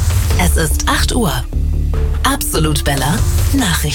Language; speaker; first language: German; native; German